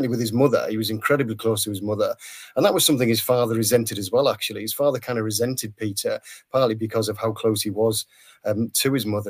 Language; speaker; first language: English; native; English